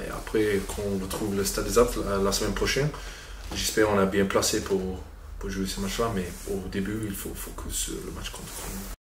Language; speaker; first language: French; non-native, fluent; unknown